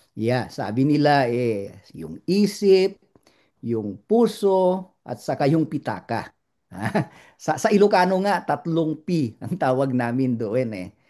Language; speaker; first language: Filipino; non-native, local second language; Iloko